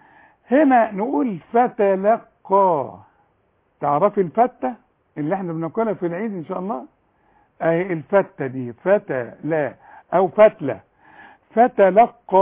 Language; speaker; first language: Arabic; native; Arabic